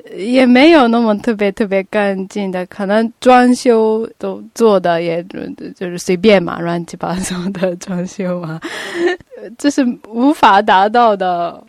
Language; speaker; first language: Chinese; non-native, fluent; Japanese